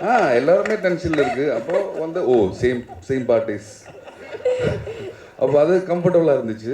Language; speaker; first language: Tamil; non-native, learner; Malayalam